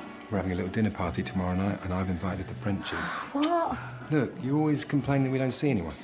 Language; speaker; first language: English; native; English